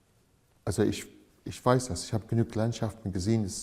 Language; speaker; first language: German; non-native, fluent; English